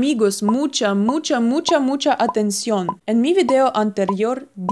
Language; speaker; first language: Spanish; non-native, fluent; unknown